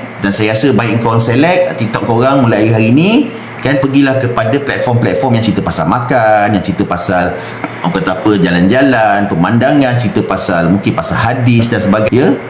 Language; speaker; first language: Malay; native; Malay